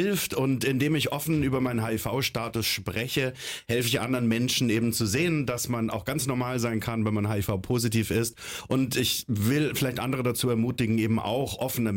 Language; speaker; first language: German; native; German